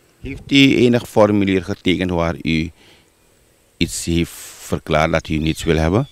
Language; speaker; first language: Dutch; native; Dutch